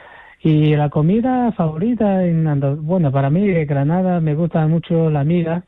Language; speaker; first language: Spanish; non-native, fluent; Chinese